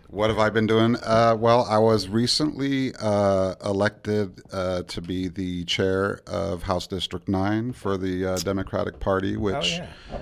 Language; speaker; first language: English; early bilingual, other home language; Spanish